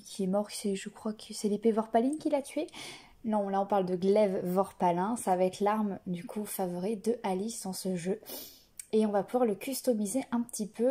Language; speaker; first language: French; native; French